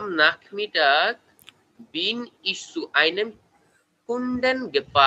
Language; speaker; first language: German; non-native, learner; Bangla